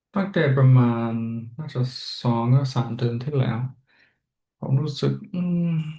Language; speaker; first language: Thai; non-native, learner; English